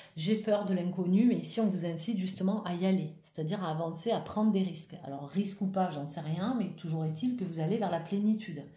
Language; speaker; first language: French; native; French